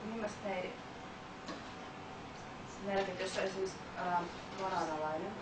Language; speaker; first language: Finnish; native; Finnish